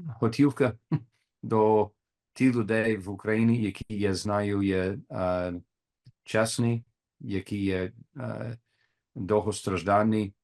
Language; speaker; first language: Ukrainian; non-native, learner; English